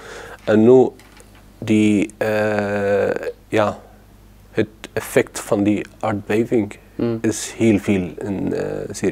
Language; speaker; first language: Dutch; non-native, learner; Arabic